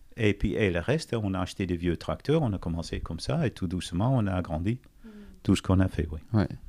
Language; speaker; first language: French; non-native, fluent; Dutch